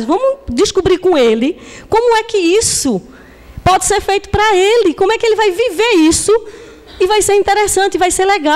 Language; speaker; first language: Portuguese; native; Portuguese